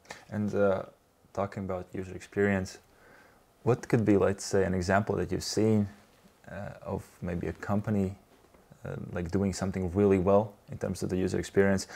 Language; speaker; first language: English; non-native, fluent; Latvian